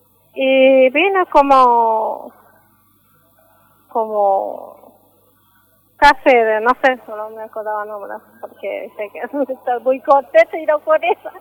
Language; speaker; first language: Spanish; non-native, local second language; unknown